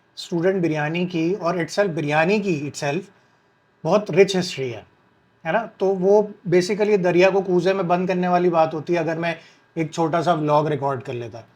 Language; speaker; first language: Urdu; native; Urdu